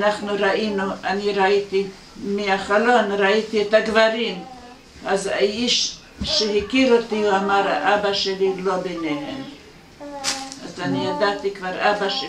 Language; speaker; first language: Hebrew; non-native, fluent; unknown